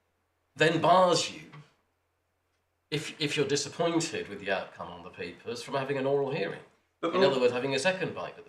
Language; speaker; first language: English; native; English